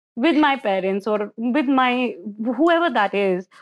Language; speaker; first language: English; non-native, local second language; Hindi